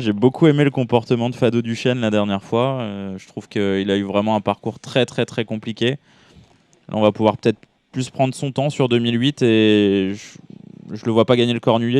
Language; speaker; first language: French; native; French